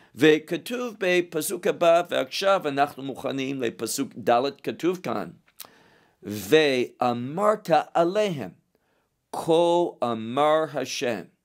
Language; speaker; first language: Hebrew; non-native, fluent; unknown